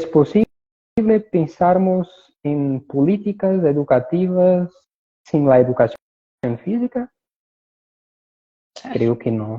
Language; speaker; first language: Spanish; non-native, fluent; Portuguese